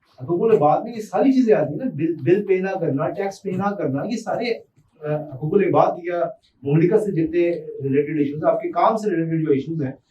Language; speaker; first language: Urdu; non-native, local second language; Punjabi